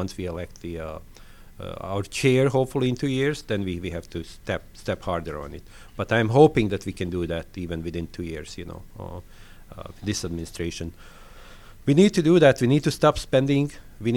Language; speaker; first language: English; non-native, fluent; French